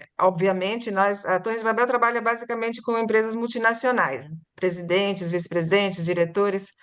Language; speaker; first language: Portuguese; native; Portuguese